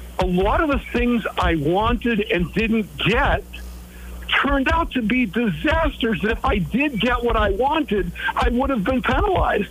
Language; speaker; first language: English; native; English